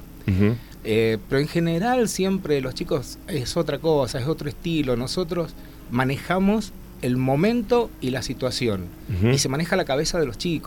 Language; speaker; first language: Spanish; native; Spanish